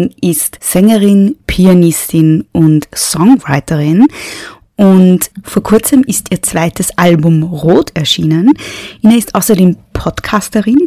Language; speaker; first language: German; native; German